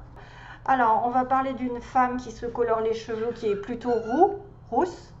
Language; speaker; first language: French; native; French